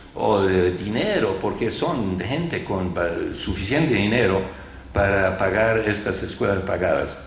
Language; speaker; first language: Spanish; non-native, fluent; English